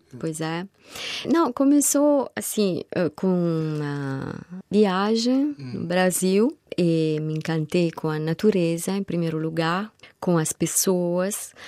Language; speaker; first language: Portuguese; non-native, fluent; Italian